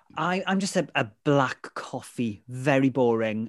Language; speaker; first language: English; non-native, local second language; Welsh